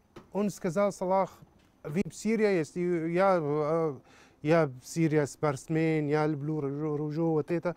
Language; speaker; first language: Russian; non-native, learner; Arabic